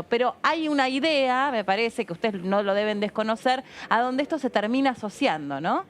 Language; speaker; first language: Spanish; native; Spanish